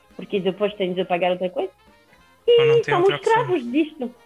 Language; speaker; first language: Portuguese; non-native, fluent; French